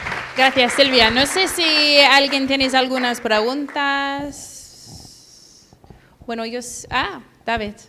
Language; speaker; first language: Spanish; non-native, learner; English